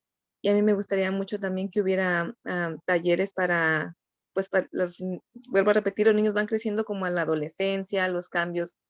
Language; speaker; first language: Spanish; non-native, learner; English